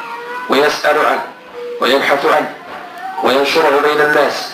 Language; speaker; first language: Arabic; native; Arabic